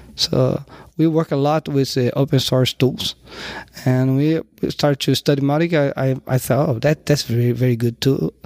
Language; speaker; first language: English; non-native, learner; Portuguese